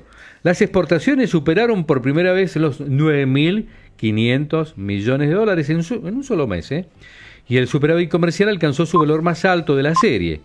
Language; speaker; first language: Spanish; native; Spanish